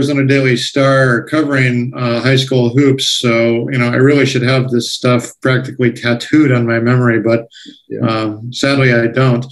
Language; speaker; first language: English; native; English